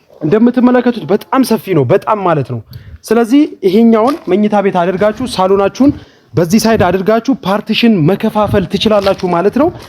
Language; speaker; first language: Amharic; native; Amharic